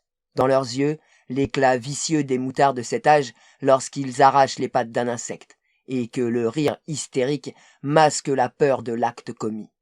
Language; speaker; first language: French; native; French